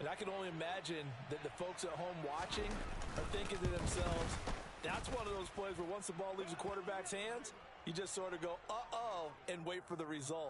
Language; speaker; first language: English; native; English